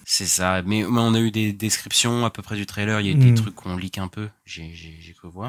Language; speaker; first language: French; native; French